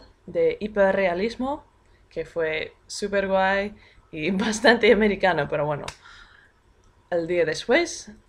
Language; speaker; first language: Spanish; non-native, fluent; English